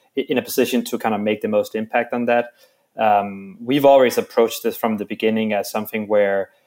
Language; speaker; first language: English; non-native, fluent; Danish